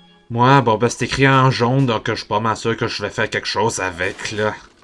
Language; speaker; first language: French; native; French